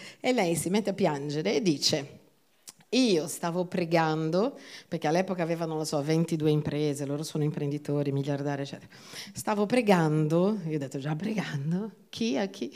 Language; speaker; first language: Italian; non-native, fluent; Portuguese